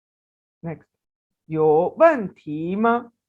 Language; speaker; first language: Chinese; non-native, fluent; Urdu